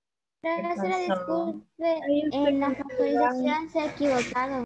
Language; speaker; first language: Spanish; native; Spanish